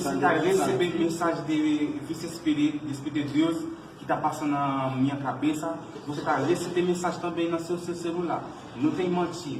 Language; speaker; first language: Portuguese; non-native, learner; Haitian Creole